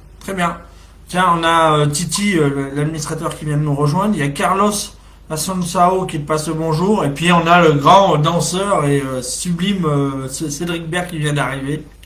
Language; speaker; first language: French; native; French